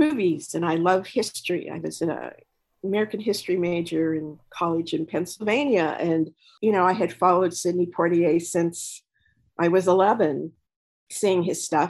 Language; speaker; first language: English; native; English